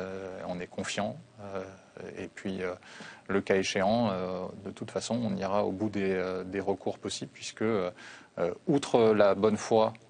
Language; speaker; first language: French; native; French